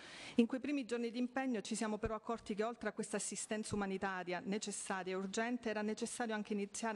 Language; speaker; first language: Italian; native; Italian